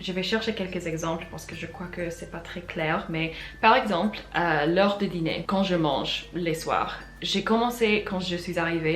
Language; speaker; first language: French; non-native, fluent; English